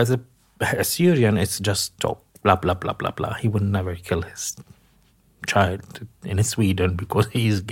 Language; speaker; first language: English; non-native, fluent; Arabic